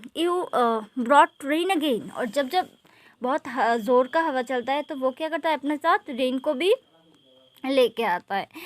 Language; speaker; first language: Hindi; non-native, local second language; Bangla